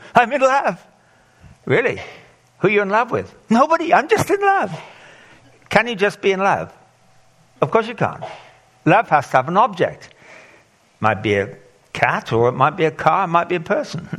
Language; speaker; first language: English; native; English